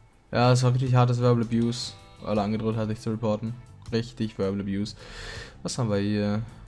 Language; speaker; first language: German; native; German